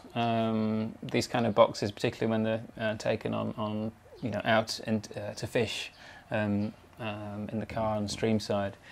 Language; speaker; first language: English; native; English